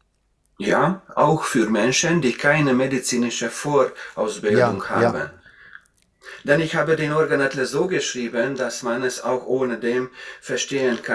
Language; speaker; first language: German; non-native, fluent; Hungarian